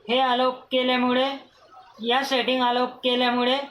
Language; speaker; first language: Marathi; non-native, local second language; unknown